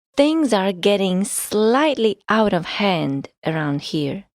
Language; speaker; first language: English; non-native, fluent; Polish